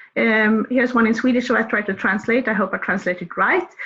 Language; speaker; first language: English; non-native, fluent; Swedish